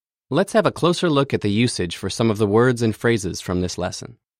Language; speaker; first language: English; native; English